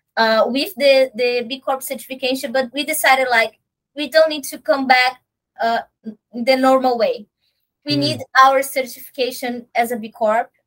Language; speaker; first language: English; non-native, learner; Portuguese